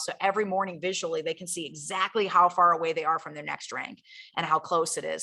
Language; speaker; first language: English; native; English